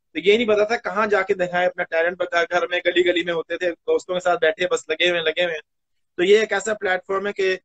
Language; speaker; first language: Hindi; early bilingual, other home language; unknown